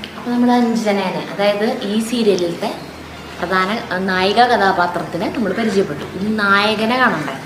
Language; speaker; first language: Malayalam; native; Malayalam